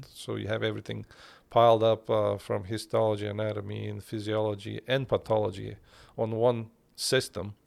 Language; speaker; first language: English; non-native, fluent; Turkish